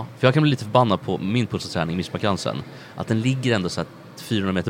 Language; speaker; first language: Swedish; native; Swedish